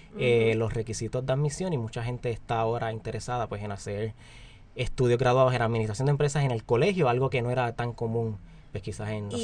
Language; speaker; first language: Spanish; native; Spanish